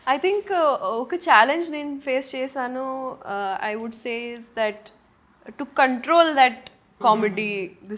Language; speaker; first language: Telugu; non-native, local second language; Urdu